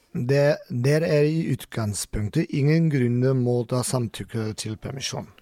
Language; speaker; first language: Norwegian; non-native, learner; German